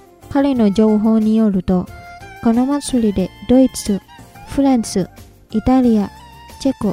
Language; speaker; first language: Japanese; non-native, fluent; Indonesian